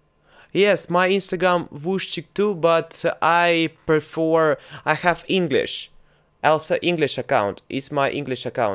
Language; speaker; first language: English; non-native, fluent; Russian